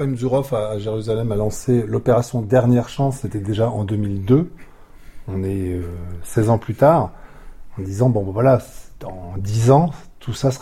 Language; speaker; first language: French; native; French